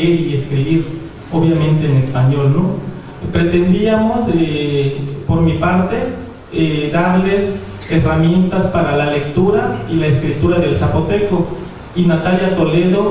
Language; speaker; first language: Spanish; non-native, local second language; Zapotec